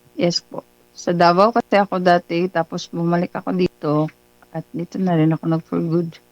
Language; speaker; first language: Filipino; non-native, local second language; Cebuano